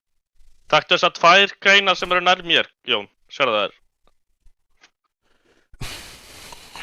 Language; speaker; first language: Icelandic; native; Icelandic